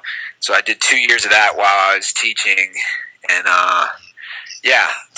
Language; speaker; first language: English; native; English